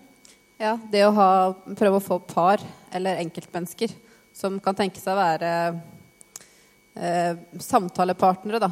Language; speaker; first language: Norwegian; native; Norwegian